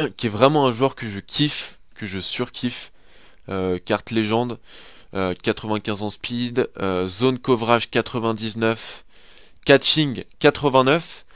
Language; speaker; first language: French; native; French